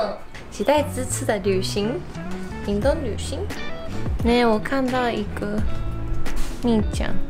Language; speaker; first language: Chinese; non-native, fluent; Japanese